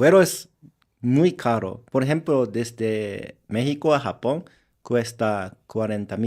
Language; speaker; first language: Spanish; non-native, learner; Japanese